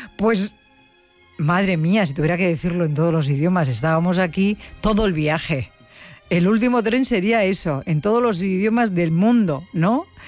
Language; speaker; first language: Spanish; native; Spanish